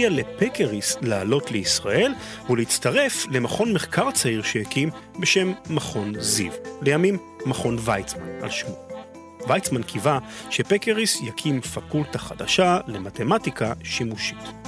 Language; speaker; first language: Hebrew; native; Hebrew